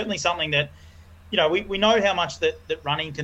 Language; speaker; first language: English; native; English